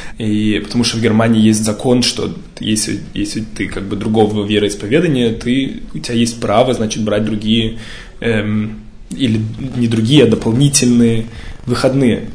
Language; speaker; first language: Russian; early bilingual, heritage; Russian